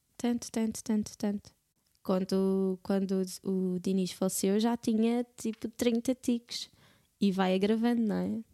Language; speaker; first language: Portuguese; native; Portuguese